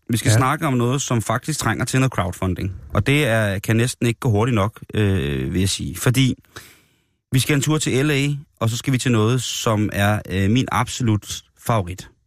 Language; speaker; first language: Danish; native; Danish